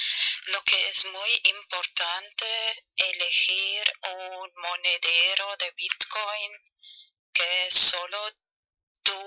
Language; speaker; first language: Spanish; non-native, fluent; German